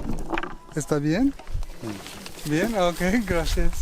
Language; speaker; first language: Spanish; non-native, learner; English